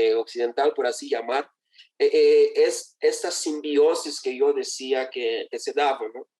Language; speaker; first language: Spanish; non-native, fluent; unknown